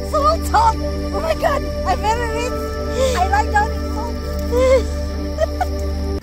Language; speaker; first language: English; non-native, learner; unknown